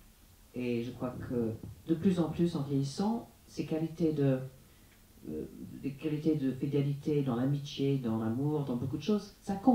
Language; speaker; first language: French; non-native, fluent; English